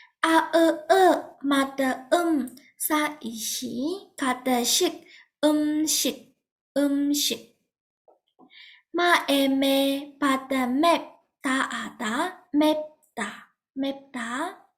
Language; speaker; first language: Korean; non-native, fluent; Burmese